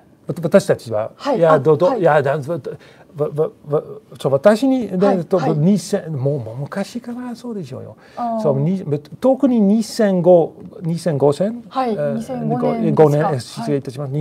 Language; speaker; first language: Japanese; non-native, learner; Dutch